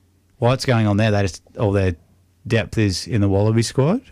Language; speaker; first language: English; native; English